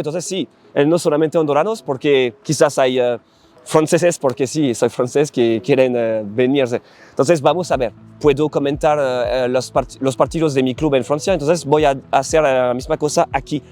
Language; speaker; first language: Spanish; non-native, learner; French